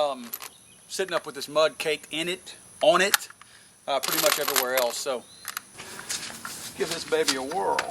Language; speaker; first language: English; native; English